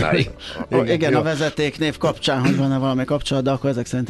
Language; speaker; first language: Hungarian; native; Hungarian